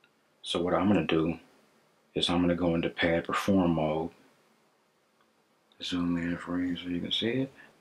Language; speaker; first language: English; native; English